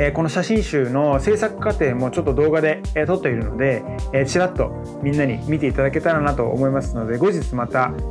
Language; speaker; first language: Japanese; early bilingual, other home language; French